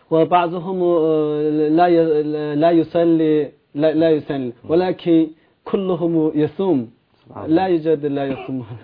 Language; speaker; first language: Arabic; non-native, learner; Chinese